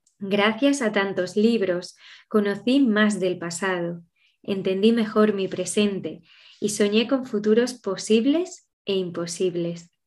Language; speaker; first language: Spanish; native; Spanish